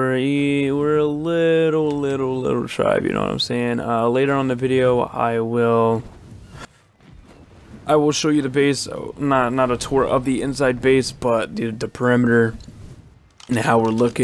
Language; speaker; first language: English; native; English